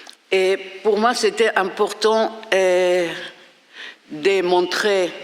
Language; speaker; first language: French; non-native, fluent; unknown